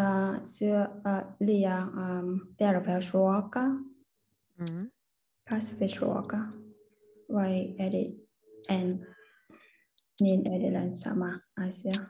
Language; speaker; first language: Finnish; non-native, learner; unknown